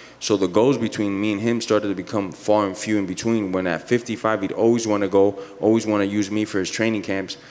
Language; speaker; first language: English; native; English